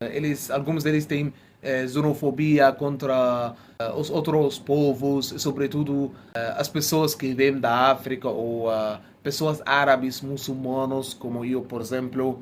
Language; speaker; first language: Portuguese; non-native, fluent; Arabic